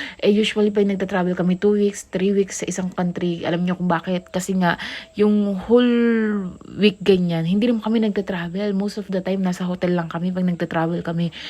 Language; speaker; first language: Filipino; native; Filipino